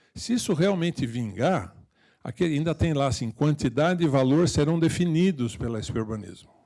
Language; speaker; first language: Portuguese; native; Portuguese